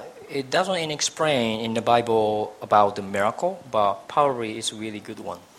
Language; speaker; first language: English; non-native, fluent; Japanese